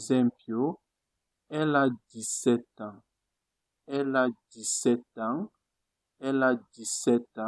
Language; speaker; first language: French; non-native, fluent; Italian